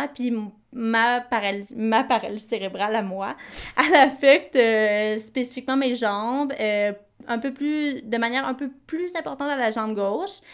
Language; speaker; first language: French; native; French